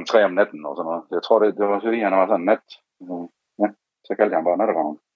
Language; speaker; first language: Danish; early bilingual, other home language; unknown